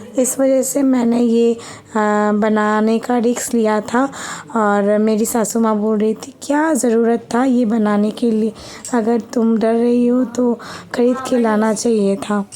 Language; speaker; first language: Hindi; non-native, local second language; Bangla